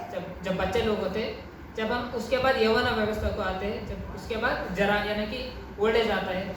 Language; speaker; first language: Hindi; non-native, local second language; Kannada